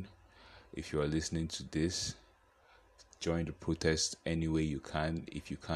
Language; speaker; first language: English; non-native, local second language; Yoruba